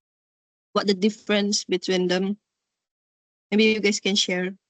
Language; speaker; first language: English; non-native, learner; Indonesian